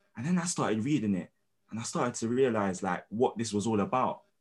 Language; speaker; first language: English; native; English